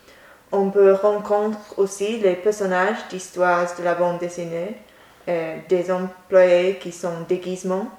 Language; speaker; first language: French; non-native, learner; English